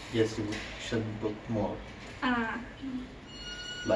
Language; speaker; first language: English; non-native, learner; Turkish